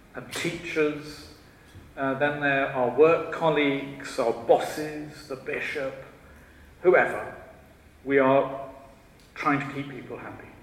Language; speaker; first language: English; native; English